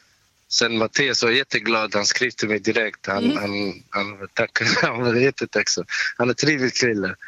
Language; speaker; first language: Swedish; non-native, learner; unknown